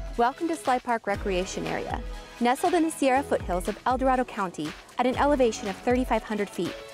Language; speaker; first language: English; native; English